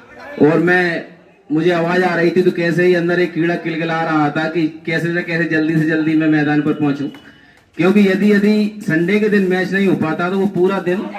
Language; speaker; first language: Hindi; native; Hindi